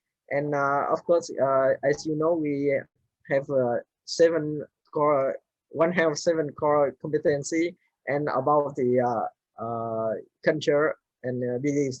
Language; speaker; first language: English; non-native, learner; Vietnamese